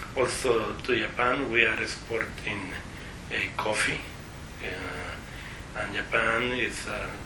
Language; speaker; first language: English; non-native, fluent; Spanish